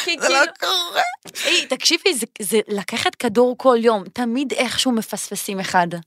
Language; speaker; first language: Hebrew; native; Hebrew